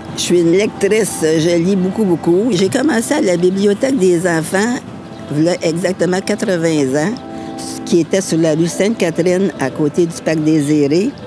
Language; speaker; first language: French; native; French